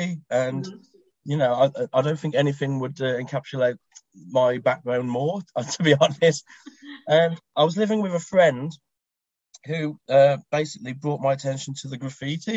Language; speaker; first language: English; native; English